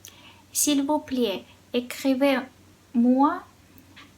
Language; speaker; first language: French; non-native, fluent; Russian